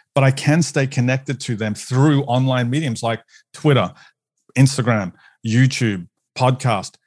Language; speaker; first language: English; native; English